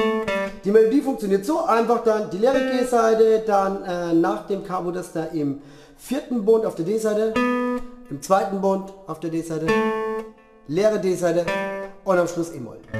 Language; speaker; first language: German; native; German